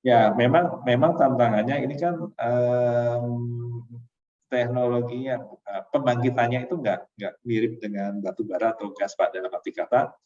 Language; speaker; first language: Indonesian; native; Indonesian